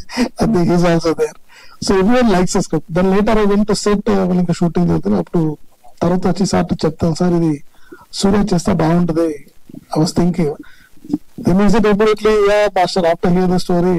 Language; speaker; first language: Telugu; non-native, learner; Tamil